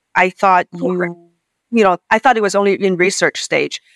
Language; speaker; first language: English; non-native, fluent; Chinese